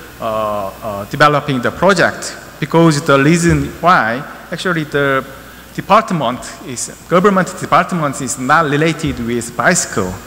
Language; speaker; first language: English; non-native, learner; Korean